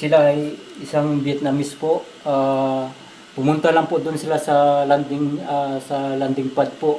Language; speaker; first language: Filipino; native; Filipino